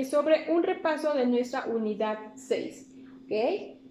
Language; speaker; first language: Spanish; native; Spanish